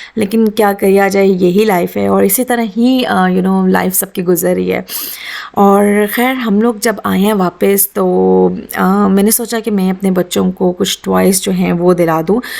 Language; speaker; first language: Urdu; native; Urdu